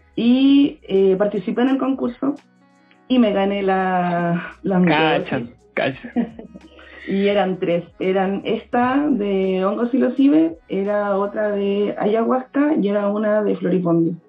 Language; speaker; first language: Spanish; native; Spanish